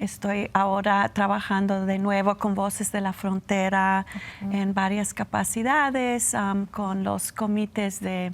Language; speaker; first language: Spanish; non-native, fluent; English